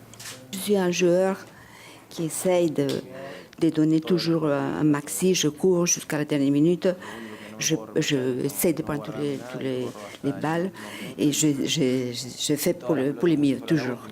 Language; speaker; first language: French; non-native, learner; Spanish